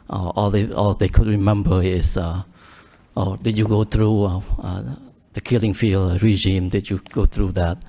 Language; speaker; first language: English; early bilingual, other home language; Khmer